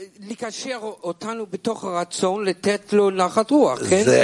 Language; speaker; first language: Hebrew; non-native, learner; Turkish